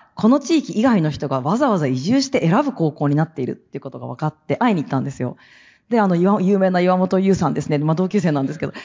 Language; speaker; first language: Japanese; native; Japanese